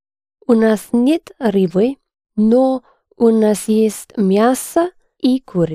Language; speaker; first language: Russian; non-native, learner; English